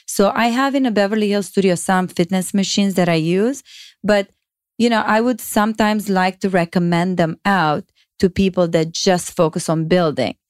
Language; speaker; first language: English; non-native, fluent; Romanian